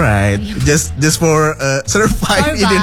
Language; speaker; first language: English; non-native, fluent; Indonesian